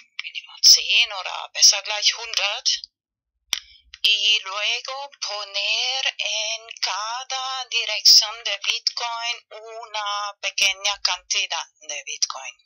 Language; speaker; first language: Spanish; non-native, learner; German